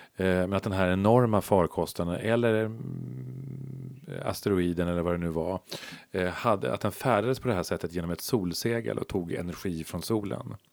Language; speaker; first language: Swedish; native; Swedish